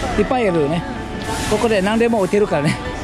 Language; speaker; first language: Japanese; non-native, fluent; Balinese